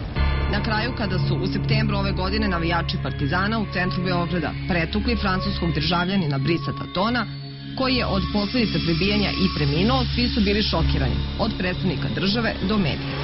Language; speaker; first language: Serbian; native; Serbian